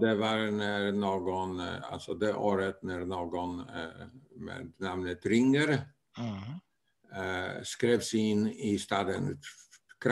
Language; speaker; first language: Swedish; non-native, fluent; Polish